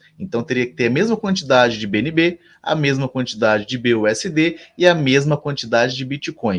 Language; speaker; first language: Portuguese; native; Portuguese